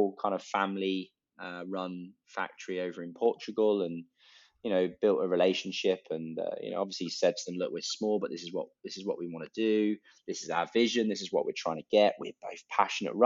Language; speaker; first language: English; native; English